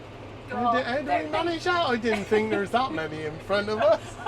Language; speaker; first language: English; native; English